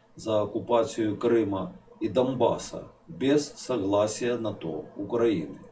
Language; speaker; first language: Russian; non-native, local second language; Ukrainian